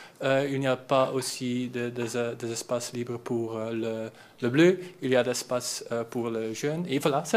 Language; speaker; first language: French; non-native, learner; Dutch